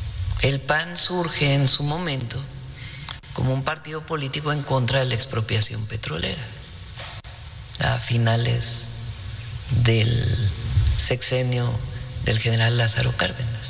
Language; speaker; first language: Spanish; native; Spanish